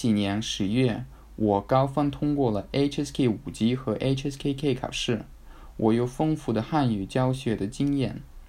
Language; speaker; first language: Chinese; non-native, fluent; Russian